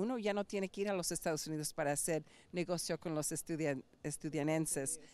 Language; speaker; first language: Spanish; early bilingual, heritage; Spanish